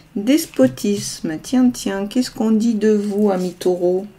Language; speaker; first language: French; native; French